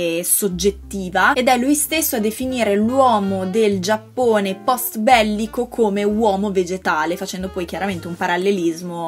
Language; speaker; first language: Italian; native; Italian